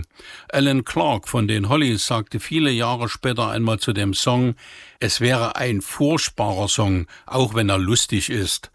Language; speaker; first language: German; native; German